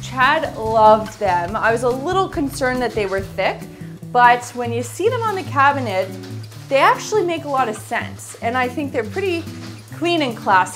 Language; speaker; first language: English; native; English